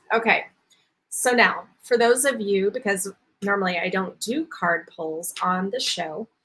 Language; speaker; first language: English; native; English